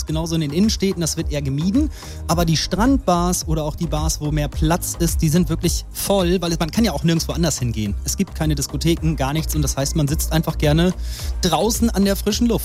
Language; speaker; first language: German; native; German